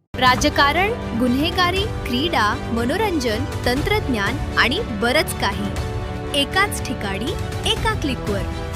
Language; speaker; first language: Marathi; native; Marathi